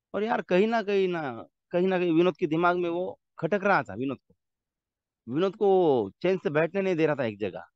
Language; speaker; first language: Hindi; non-native, local second language; Marathi